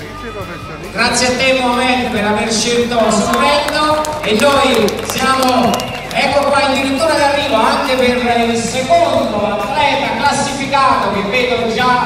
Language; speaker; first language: Italian; native; Italian